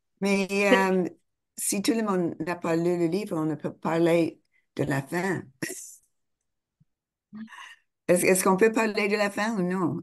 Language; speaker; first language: French; non-native, fluent; English